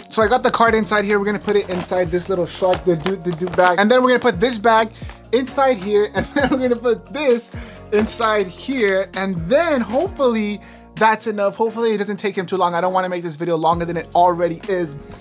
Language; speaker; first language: English; early bilingual, other home language; Spanish